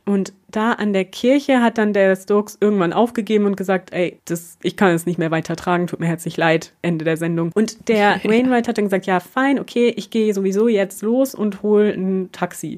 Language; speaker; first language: German; native; German